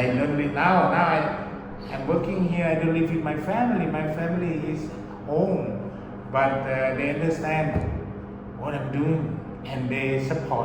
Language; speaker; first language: English; early bilingual, other home language; Thai